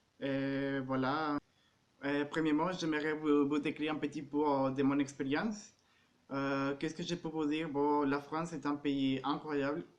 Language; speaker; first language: French; non-native, fluent; Spanish